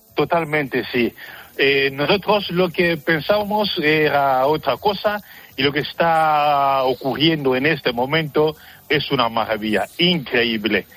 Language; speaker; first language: Spanish; non-native, fluent; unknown